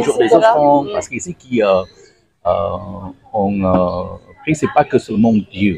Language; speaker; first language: French; non-native, learner; Indonesian